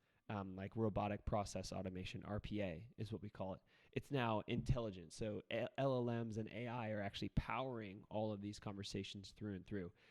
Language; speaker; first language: English; native; English